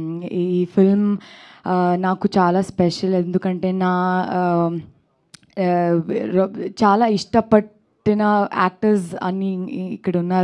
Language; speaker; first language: Telugu; non-native, learner; Kannada